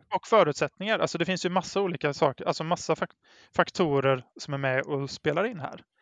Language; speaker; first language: Swedish; native; Swedish